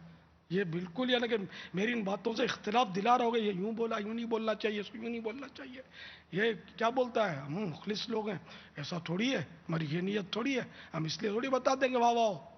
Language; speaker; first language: Urdu; native; Urdu